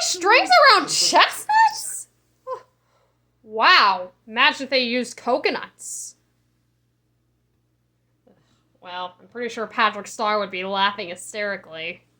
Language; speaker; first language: English; native; English